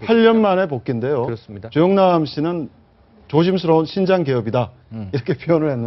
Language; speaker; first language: Korean; native; Korean